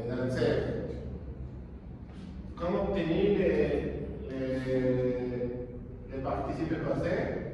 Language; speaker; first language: French; non-native, learner; Spanish